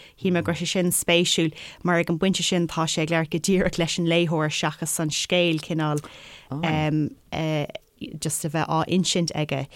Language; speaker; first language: Irish; non-native, local second language; English